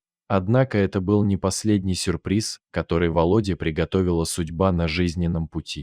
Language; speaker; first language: Russian; native; Russian